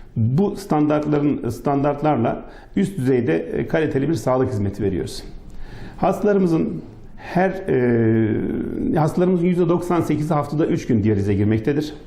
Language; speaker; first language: Turkish; native; Turkish